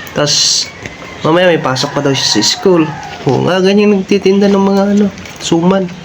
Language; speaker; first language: Filipino; non-native, local second language; Bikol